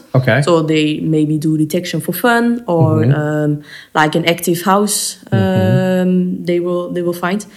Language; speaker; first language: English; non-native, fluent; Dutch